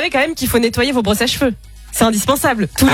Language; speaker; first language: French; native; French